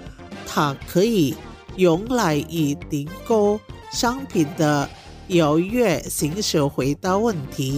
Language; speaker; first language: Chinese; non-native, fluent; Indonesian